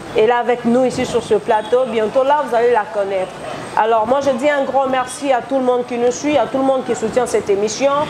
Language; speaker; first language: French; non-native, local second language; Lingala